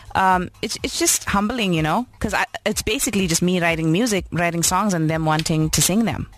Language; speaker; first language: English; native; English